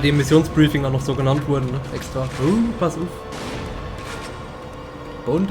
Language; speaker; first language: German; native; German